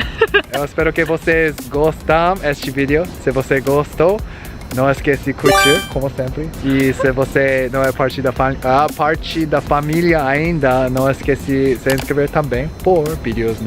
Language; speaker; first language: Portuguese; non-native, learner; English